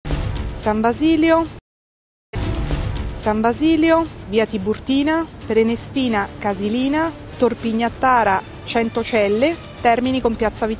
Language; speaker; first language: Italian; native; Italian